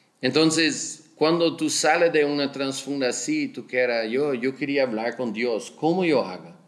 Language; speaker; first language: Spanish; non-native, learner; Dutch